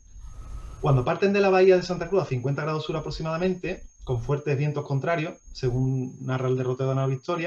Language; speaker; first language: Spanish; native; Spanish